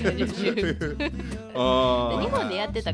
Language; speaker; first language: Japanese; native; Japanese